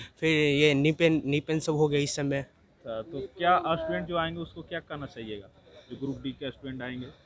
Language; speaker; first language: Hindi; native; Hindi